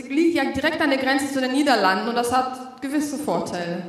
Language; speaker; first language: German; non-native, fluent; Russian